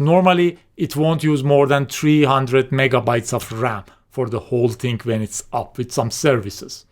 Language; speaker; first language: English; non-native, fluent; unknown